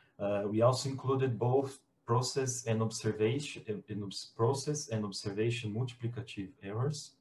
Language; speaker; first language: English; non-native, fluent; Portuguese